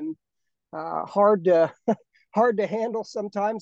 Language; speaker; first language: English; native; English